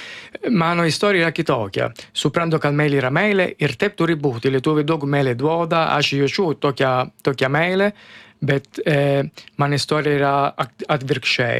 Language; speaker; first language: Lithuanian; non-native, learner; Italian